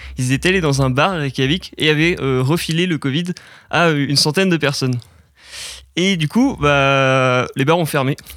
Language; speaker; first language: French; native; French